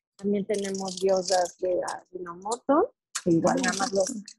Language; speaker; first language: Spanish; native; Spanish